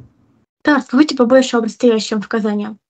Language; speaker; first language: Russian; native; Russian